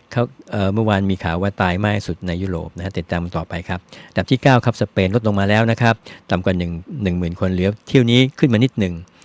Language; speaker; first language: Thai; native; Thai